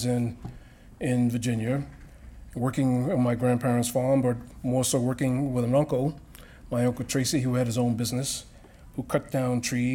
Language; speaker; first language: English; native; English